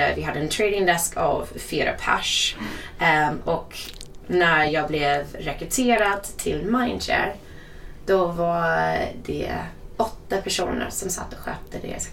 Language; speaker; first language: Swedish; non-native, fluent; English